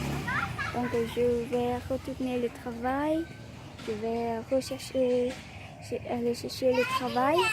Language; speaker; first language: French; non-native, learner; Vietnamese